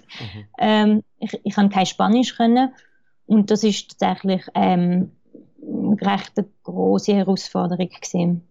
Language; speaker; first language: German; early bilingual, other home language; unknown